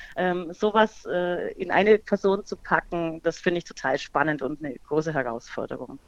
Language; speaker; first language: German; native; German